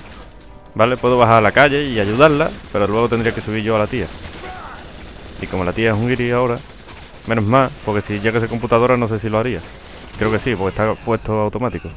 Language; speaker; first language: Spanish; native; Spanish